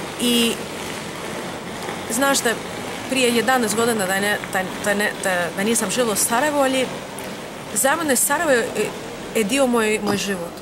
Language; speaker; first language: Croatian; non-native, learner; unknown